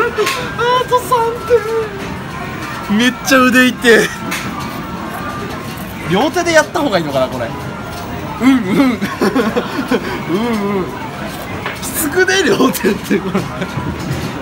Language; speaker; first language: Japanese; native; Japanese